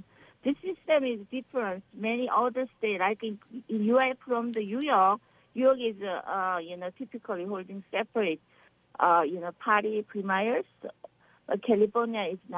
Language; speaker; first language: English; non-native, learner; Korean